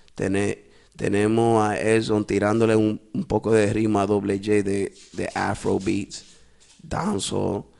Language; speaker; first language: Spanish; early bilingual, other home language; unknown